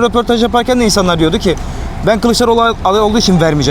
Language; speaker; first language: Turkish; native; Turkish